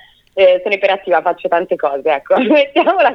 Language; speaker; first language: Italian; native; Italian